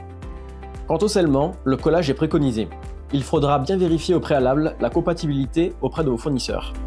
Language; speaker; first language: French; native; French